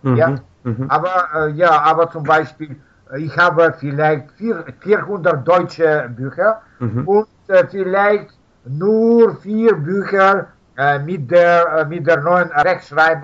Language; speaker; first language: German; non-native, fluent; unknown